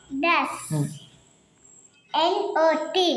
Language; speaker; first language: English; non-native, learner; Malayalam